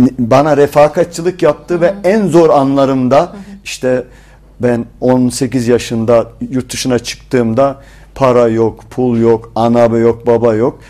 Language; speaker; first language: Turkish; native; Turkish